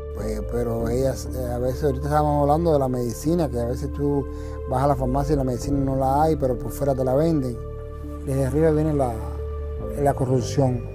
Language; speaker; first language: Spanish; native; Spanish